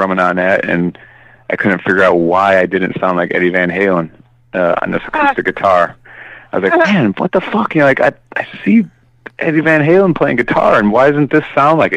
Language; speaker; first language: English; native; English